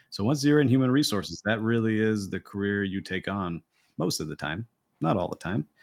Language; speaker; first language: English; native; English